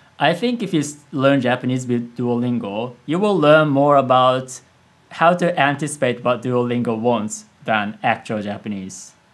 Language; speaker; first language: English; non-native, fluent; Japanese